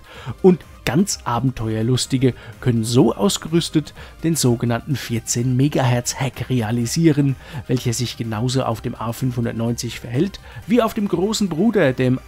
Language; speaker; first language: German; native; German